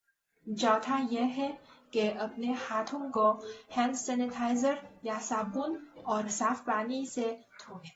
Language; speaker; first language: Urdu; non-native, learner; Chinese